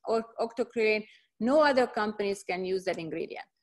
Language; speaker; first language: English; non-native, fluent; Hungarian